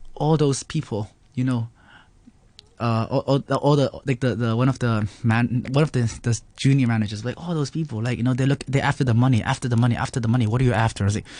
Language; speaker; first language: English; non-native, local second language; Cantonese